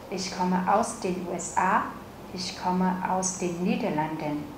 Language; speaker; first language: German; non-native, fluent; Vietnamese